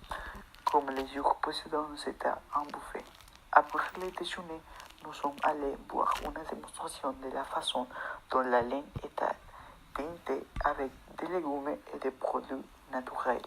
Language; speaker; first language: French; non-native, fluent; Spanish